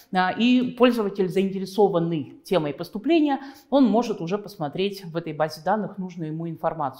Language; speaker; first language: Russian; native; Russian